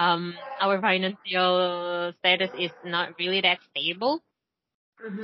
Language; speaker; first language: English; non-native, learner; Indonesian